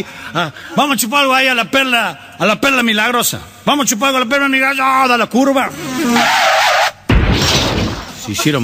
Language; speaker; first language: Spanish; native; Spanish